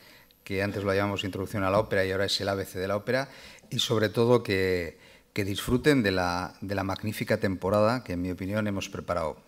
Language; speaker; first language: Spanish; native; Spanish